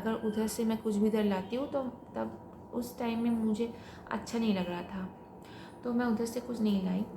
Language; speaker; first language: Hindi; non-native, local second language; Bangla